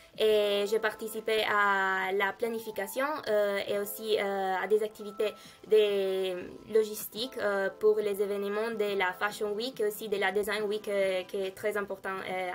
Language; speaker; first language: French; non-native, fluent; Italian